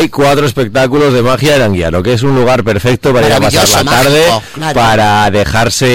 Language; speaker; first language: Spanish; native; Spanish